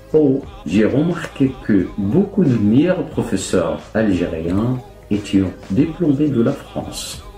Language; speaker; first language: French; non-native, fluent; Arabic